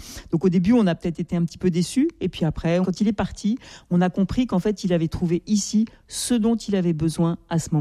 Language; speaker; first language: French; native; French